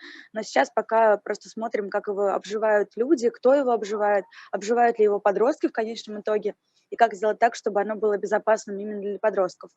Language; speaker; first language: Russian; native; Russian